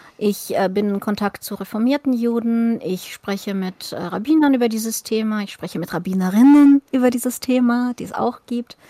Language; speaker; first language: German; early bilingual, other home language; Russian